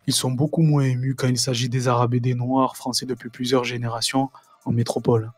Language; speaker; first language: French; native; French